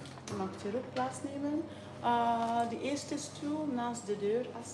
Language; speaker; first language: Dutch; non-native, learner; English